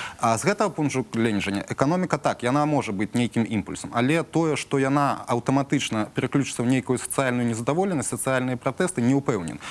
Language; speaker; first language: Belarusian; non-native, local second language; Russian